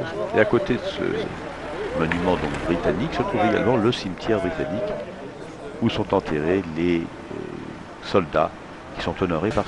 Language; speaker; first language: French; native; French